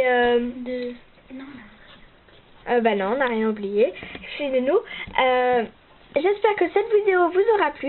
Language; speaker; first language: French; native; French